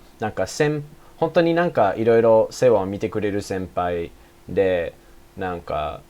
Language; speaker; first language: Japanese; non-native, fluent; English